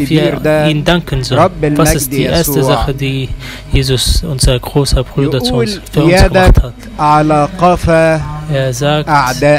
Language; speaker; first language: German; non-native, fluent; Arabic